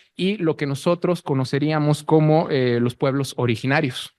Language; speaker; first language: Spanish; native; Spanish